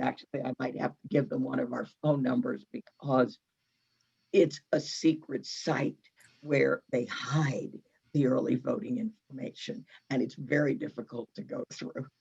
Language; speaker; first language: English; native; English